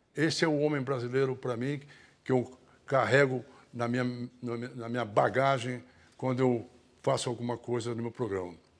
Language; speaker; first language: Portuguese; native; Portuguese